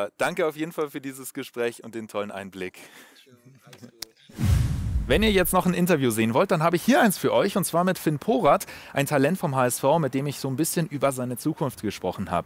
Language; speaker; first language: German; native; German